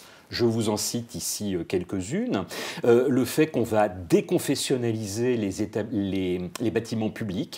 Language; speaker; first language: French; native; French